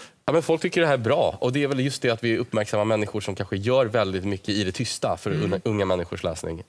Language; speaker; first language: Swedish; native; Swedish